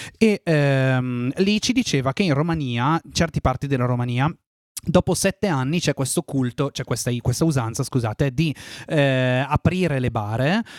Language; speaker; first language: Italian; native; Italian